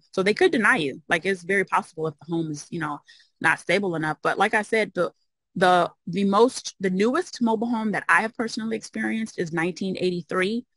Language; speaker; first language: English; native; English